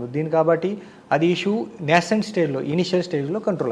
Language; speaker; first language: Telugu; non-native, learner; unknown